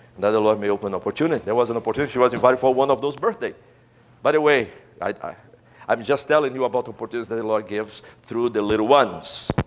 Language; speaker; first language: English; non-native, fluent; Portuguese